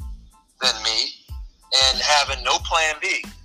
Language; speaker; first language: English; native; English